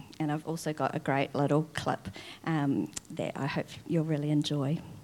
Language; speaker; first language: English; native; English